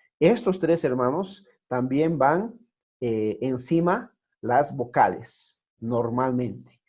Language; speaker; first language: Spanish; native; Spanish